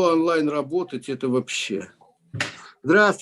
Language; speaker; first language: Russian; native; Russian